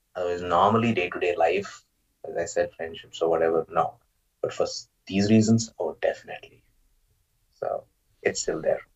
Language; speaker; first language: English; non-native, local second language; Marathi